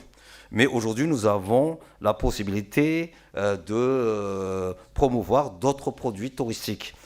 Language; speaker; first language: French; non-native, local second language; Malagasy